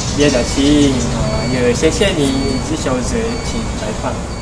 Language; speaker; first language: Chinese; non-native, learner; Malay